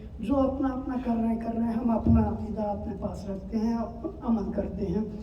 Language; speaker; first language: Urdu; native; Urdu